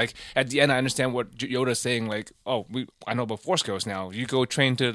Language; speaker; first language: English; native; English